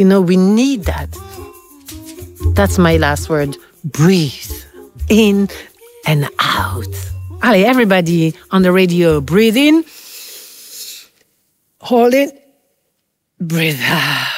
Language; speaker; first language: English; non-native, fluent; French